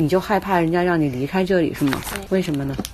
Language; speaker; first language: Chinese; native; Chinese